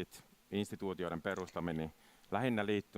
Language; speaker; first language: Finnish; native; Finnish